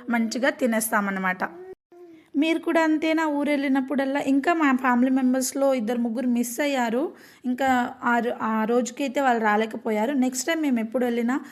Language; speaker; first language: Telugu; native; Telugu